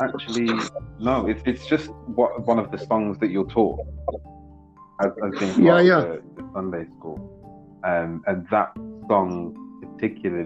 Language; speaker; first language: English; native; English